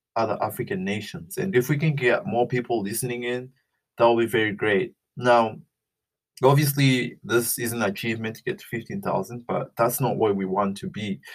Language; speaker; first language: English; non-native, local second language; Shona